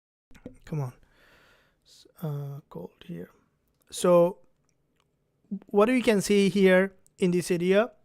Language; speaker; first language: English; non-native, fluent; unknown